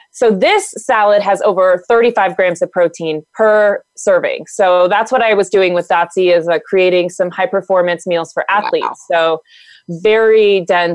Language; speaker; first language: English; native; English